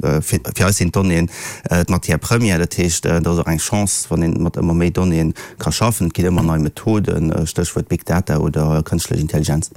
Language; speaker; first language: Luxembourgish; native; Luxembourgish